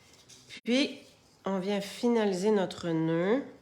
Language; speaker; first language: French; native; French